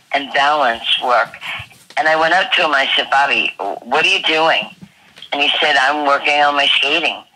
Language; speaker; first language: English; native; English